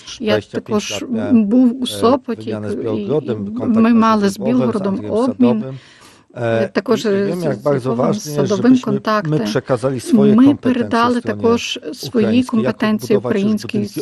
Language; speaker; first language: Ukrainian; non-native, fluent; Polish